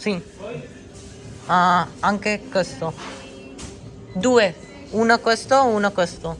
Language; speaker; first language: Italian; non-native, learner; Telugu